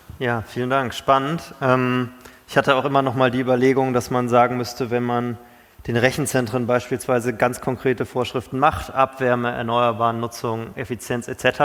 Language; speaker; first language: German; native; German